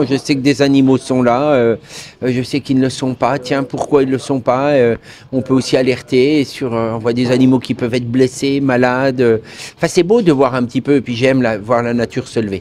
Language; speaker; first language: French; native; French